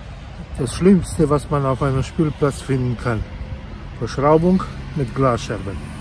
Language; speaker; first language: German; non-native, fluent; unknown